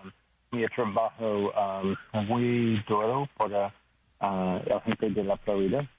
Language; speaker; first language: Spanish; non-native, learner; English